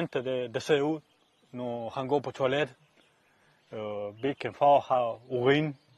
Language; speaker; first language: Danish; non-native, fluent; Spanish